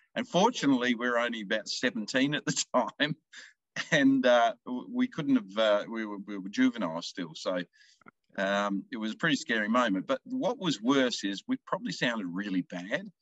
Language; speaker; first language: English; native; English